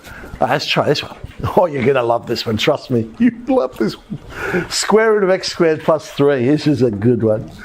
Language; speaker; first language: English; native; English